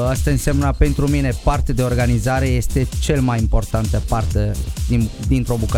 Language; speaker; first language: Romanian; non-native, fluent; Italian